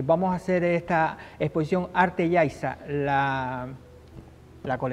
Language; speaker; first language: Spanish; native; Spanish